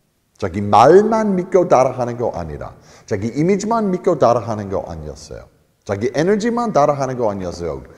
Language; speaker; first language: Korean; non-native, fluent; English